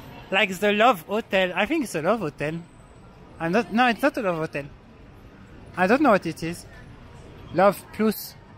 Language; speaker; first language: English; non-native, learner; French